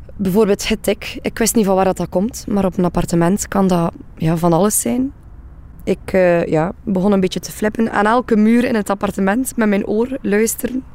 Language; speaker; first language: Dutch; native; Dutch